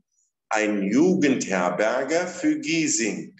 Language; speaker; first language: German; non-native, fluent; Arabic